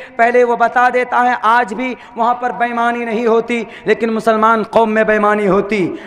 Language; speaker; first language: Urdu; native; Urdu